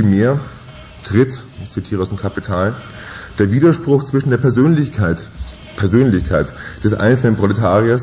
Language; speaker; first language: German; native; German